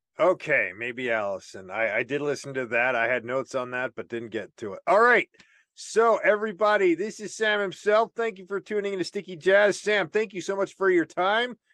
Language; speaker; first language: English; native; English